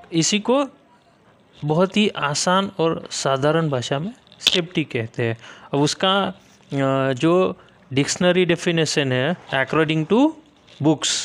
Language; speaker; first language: Hindi; native; Hindi